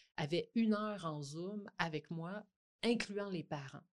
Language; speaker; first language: French; native; French